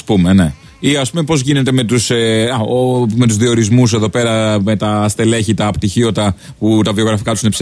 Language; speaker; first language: Greek; native; Greek